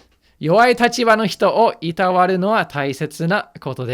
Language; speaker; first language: Japanese; non-native, fluent; English